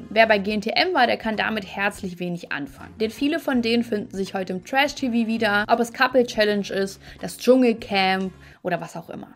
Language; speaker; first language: German; native; German